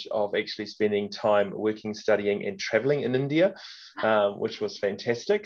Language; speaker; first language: English; native; English